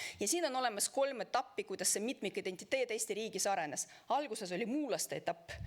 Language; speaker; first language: Estonian; non-native, local second language; Russian